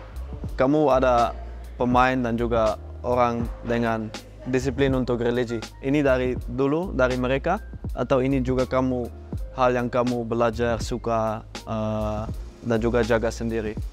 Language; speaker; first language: Indonesian; non-native, fluent; Dutch